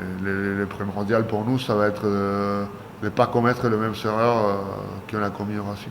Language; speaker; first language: French; non-native, fluent; Spanish